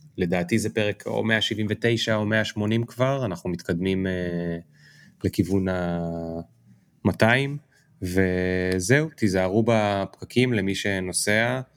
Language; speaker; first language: Hebrew; native; Hebrew